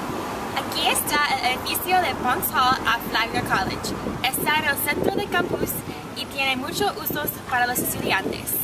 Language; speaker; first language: Spanish; non-native, learner; English